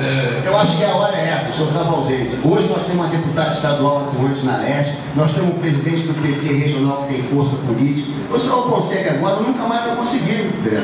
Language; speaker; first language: Portuguese; native; Portuguese